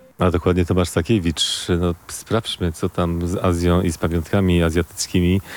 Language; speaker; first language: Polish; native; Polish